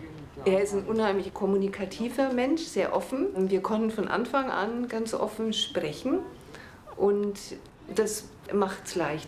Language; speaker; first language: German; native; German